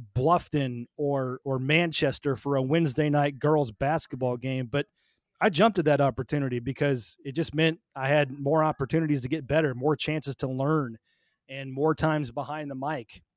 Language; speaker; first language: English; native; English